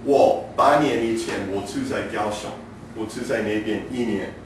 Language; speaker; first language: Chinese; non-native, learner; English